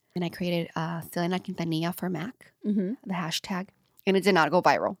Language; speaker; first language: English; native; English